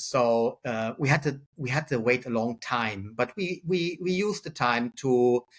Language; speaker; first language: English; non-native, fluent; German